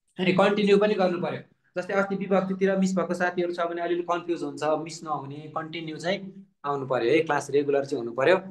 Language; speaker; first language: Nepali; native; Nepali